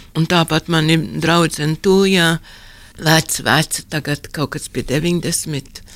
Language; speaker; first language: Latvian; native; Latvian